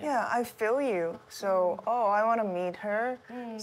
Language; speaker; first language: English; non-native, learner; Korean